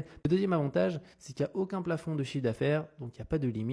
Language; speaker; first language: French; native; French